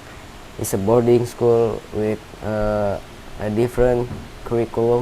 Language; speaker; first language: English; non-native, learner; Indonesian